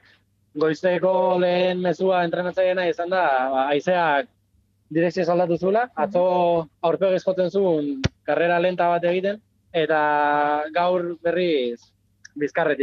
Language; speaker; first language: Basque; native; Basque